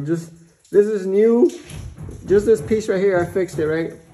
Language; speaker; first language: English; early bilingual, other home language; Spanish